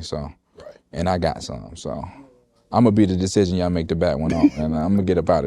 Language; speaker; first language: English; native; English